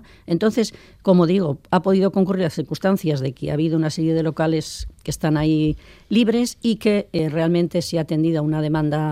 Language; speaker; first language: Spanish; native; Spanish